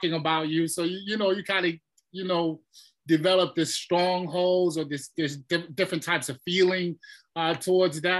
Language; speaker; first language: English; early bilingual, other home language; Tongan